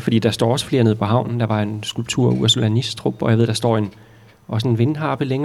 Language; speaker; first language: Danish; native; Danish